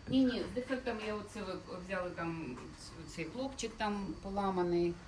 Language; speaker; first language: Ukrainian; native; Ukrainian